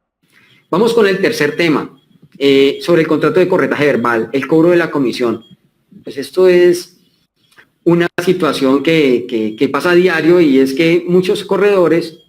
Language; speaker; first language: Spanish; native; Spanish